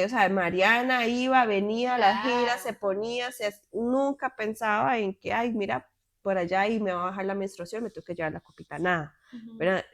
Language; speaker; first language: Spanish; native; Spanish